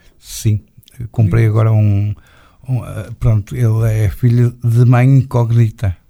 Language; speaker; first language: Portuguese; native; Portuguese